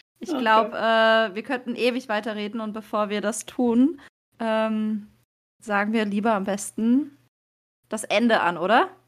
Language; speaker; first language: German; early bilingual, other home language; Persian